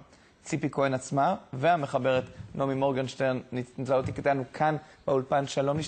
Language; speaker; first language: Hebrew; native; Hebrew